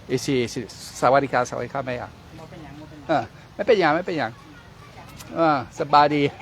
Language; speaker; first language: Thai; non-native, learner; French